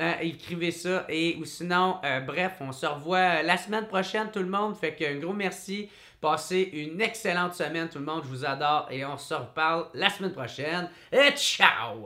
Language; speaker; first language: French; native; French